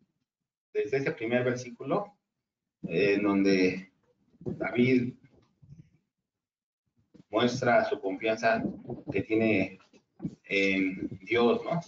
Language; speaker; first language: Spanish; native; Spanish